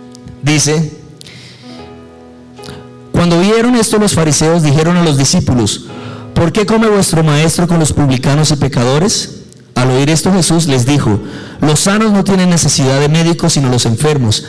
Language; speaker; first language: Spanish; native; Spanish